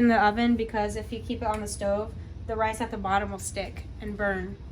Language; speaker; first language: English; native; English